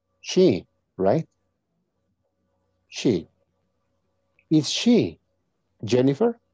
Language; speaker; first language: English; non-native, fluent; Spanish